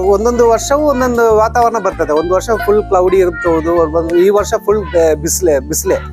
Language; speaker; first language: Kannada; non-native, local second language; Malayalam